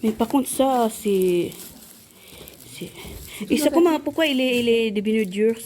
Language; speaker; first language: French; non-native, fluent; Filipino